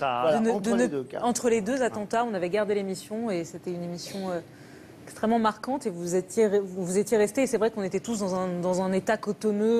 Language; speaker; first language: French; native; French